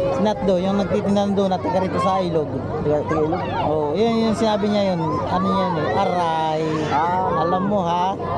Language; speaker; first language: Filipino; native; Filipino